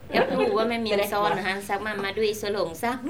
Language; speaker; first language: Swedish; non-native, learner; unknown